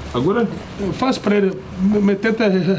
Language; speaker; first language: Portuguese; non-native, learner; English